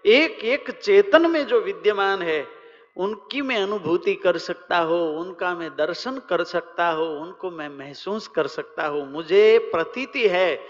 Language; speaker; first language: Hindi; non-native, local second language; Gujarati